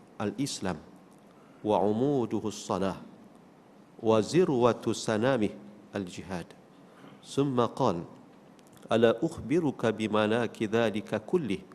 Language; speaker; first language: Malay; native; Malay